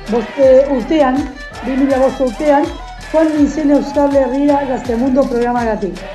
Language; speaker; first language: Basque; non-native, learner; Spanish